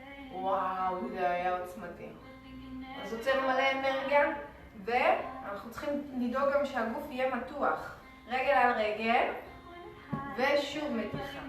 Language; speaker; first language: Hebrew; native; Hebrew